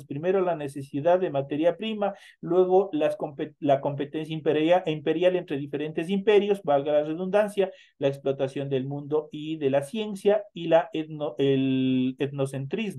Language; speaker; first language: Spanish; native; Spanish